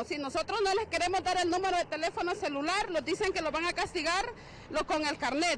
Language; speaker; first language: Spanish; native; Spanish